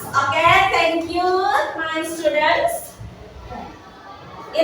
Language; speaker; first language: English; non-native, learner; Indonesian